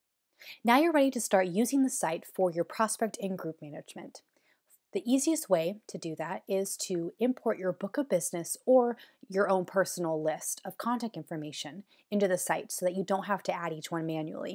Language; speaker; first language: English; native; English